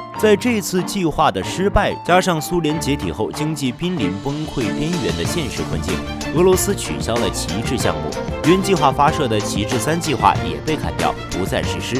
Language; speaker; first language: Chinese; native; Chinese